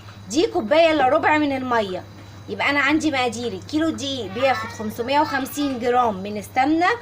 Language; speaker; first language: Arabic; native; Arabic